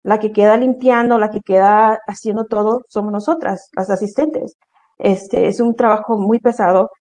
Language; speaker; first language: Spanish; early bilingual, heritage; Spanish